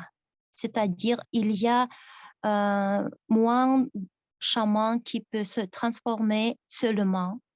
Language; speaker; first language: French; non-native, fluent; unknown